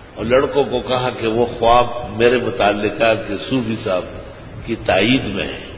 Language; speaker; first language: Urdu; non-native, local second language; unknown